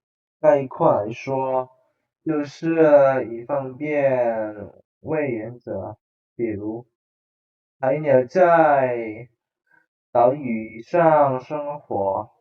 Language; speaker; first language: Chinese; non-native, fluent; Indonesian